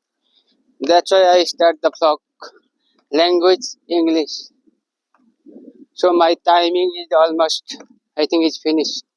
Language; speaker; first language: English; non-native, learner; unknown